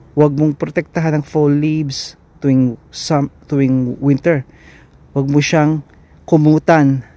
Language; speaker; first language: Filipino; native; Filipino